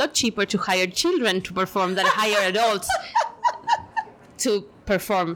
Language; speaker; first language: English; non-native, fluent; Spanish